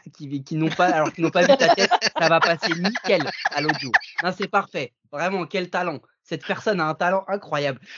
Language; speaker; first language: French; native; French